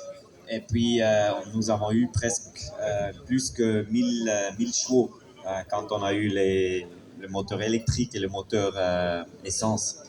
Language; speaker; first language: French; non-native, fluent; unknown